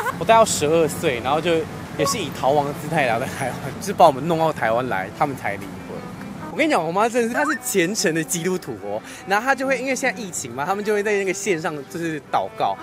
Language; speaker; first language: Chinese; early bilingual, other home language; Filipino